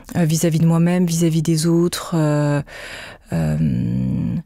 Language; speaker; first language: French; native; French